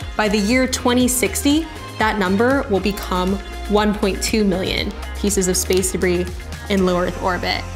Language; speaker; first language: English; native; English